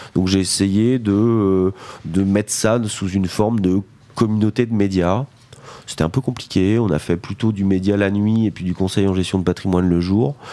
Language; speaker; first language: French; native; French